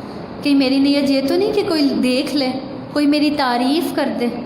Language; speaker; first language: Urdu; native; Urdu